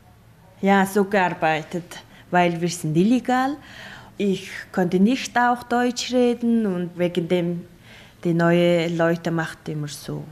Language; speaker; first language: German; non-native, learner; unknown